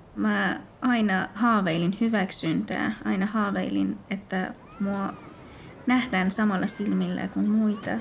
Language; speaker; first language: Finnish; non-native, fluent; Persian